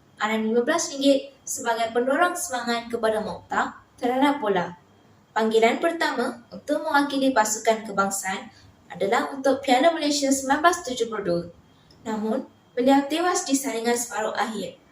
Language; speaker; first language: Malay; non-native, local second language; Tamil